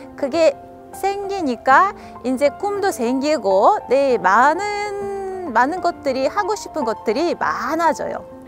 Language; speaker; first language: Korean; non-native, fluent; Russian